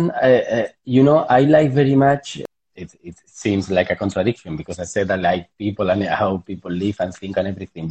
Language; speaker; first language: English; non-native, fluent; Spanish